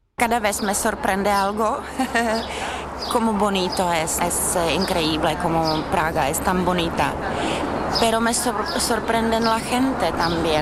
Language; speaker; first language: Spanish; non-native, fluent; Czech